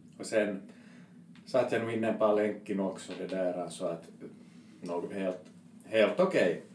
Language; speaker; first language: Swedish; native; Swedish